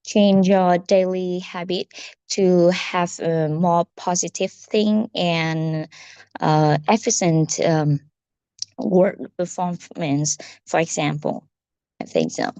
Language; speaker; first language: English; non-native, learner; Vietnamese